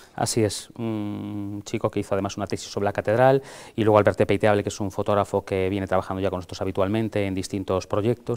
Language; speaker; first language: Spanish; native; Spanish